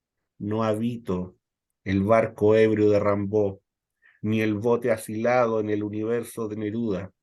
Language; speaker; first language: Spanish; native; Spanish